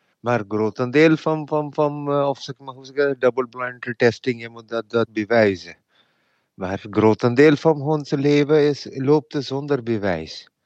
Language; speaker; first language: Dutch; non-native, fluent; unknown